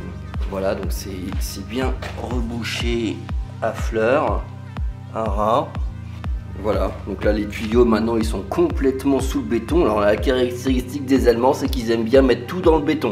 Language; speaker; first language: French; native; French